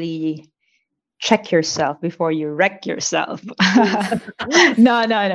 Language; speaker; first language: English; non-native, local second language; Filipino